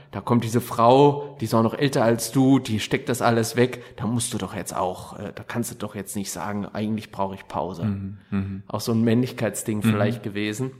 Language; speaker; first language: German; native; German